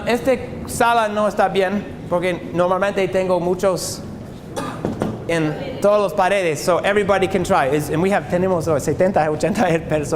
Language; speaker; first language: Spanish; non-native, learner; English